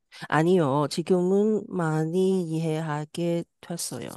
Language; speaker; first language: Korean; non-native, learner; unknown